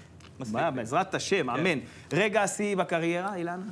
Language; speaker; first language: Hebrew; native; Hebrew